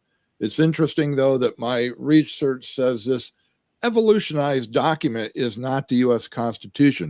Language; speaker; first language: English; native; English